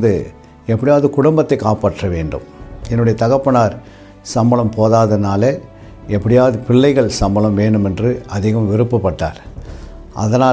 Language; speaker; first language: Tamil; native; Tamil